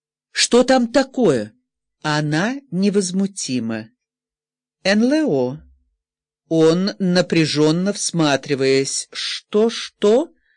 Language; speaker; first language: Russian; native; Russian